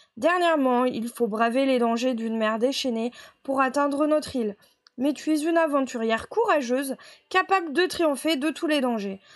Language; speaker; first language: French; native; French